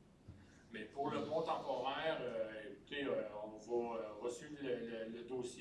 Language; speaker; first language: French; native; French